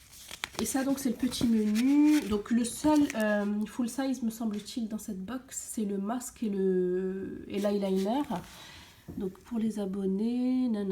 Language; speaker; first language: French; native; French